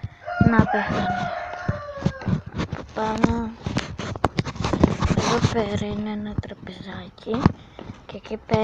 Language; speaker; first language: Greek; early bilingual, other home language; Bulgarian